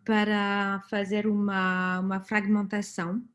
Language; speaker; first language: Portuguese; non-native, fluent; French